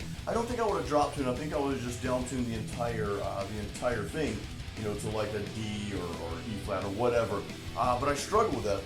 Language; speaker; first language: English; native; English